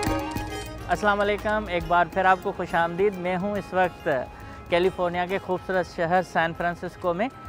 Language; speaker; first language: Urdu; non-native, local second language; Sindhi